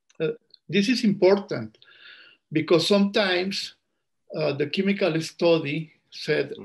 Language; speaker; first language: English; non-native, learner; Spanish